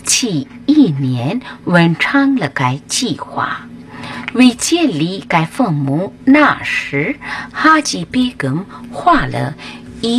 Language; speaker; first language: Chinese; non-native, fluent; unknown